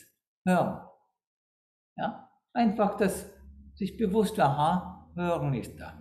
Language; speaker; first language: German; non-native, fluent; Sinhala